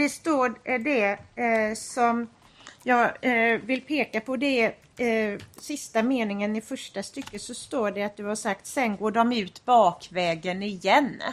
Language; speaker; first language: Swedish; native; Swedish